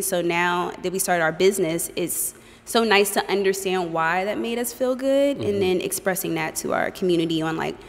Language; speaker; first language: English; native; English